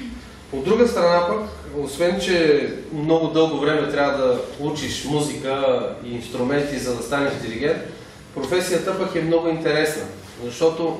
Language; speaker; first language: Bulgarian; native; Bulgarian